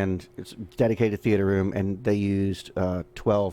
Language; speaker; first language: English; native; English